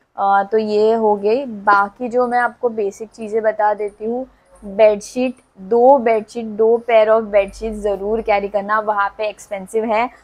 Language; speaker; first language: Hindi; non-native, local second language; Tulu